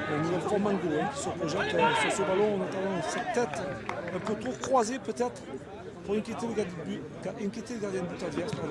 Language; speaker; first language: French; native; French